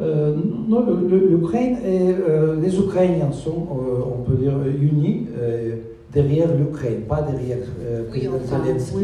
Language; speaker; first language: French; non-native, fluent; Russian